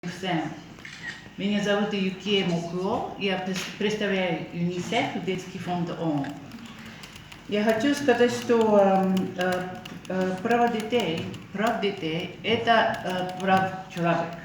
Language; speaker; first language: Russian; non-native, learner; Japanese